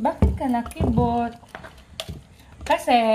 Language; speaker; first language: Filipino; non-native, local second language; Cebuano